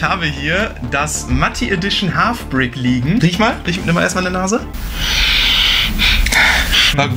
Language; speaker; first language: German; native; German